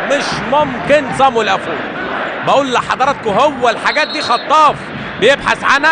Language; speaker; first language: Arabic; native; Arabic